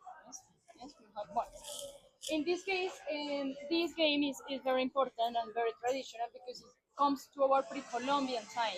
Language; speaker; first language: English; non-native, fluent; Spanish